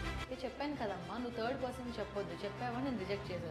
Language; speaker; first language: Telugu; native; Telugu